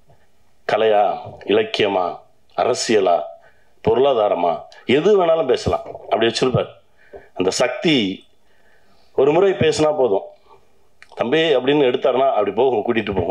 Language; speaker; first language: Tamil; native; Tamil